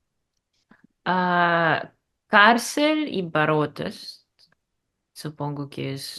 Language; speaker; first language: Spanish; non-native, learner; English